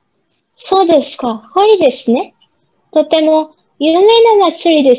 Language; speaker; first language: Japanese; non-native, learner; Bangla